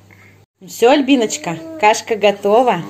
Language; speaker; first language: Russian; native; Russian